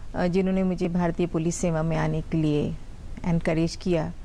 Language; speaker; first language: Hindi; native; Hindi